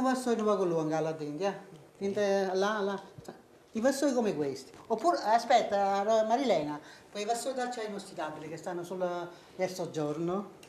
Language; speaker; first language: Italian; native; Italian